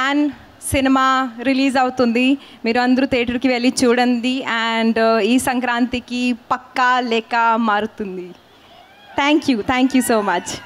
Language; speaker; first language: Telugu; non-native, learner; Hindi